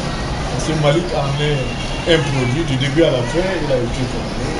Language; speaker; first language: French; non-native, local second language; Wolof